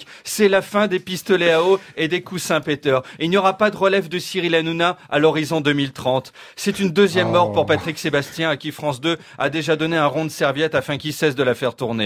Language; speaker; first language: French; native; French